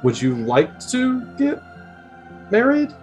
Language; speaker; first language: English; native; English